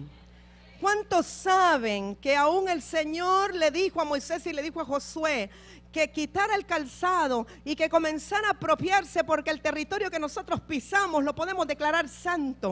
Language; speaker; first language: Spanish; native; Spanish